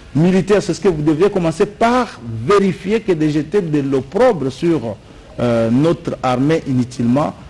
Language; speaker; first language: French; non-native, local second language; Luba-Lulua